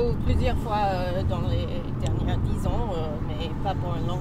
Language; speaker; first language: French; non-native, learner; English